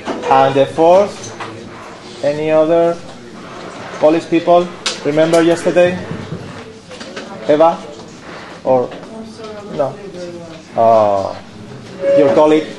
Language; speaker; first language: English; non-native, fluent; Spanish